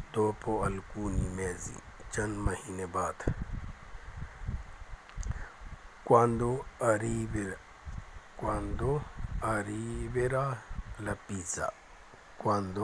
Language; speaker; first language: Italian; non-native, learner; Urdu